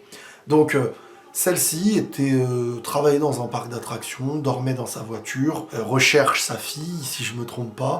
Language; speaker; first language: French; native; French